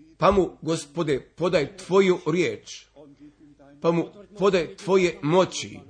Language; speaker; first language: Serbian; early bilingual, heritage; Serbian